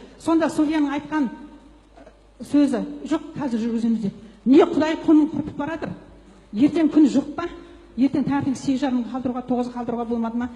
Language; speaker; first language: Kazakh; native; Kazakh